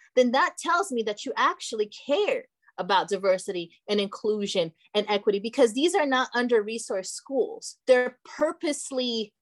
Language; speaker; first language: English; early bilingual, other home language; Portuguese